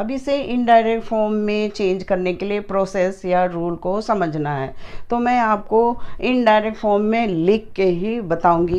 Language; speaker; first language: Hindi; native; Hindi